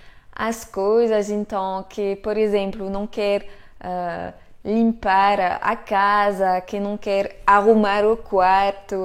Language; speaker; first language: Portuguese; non-native, fluent; French